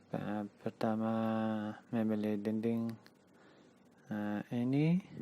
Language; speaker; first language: Indonesian; non-native, learner; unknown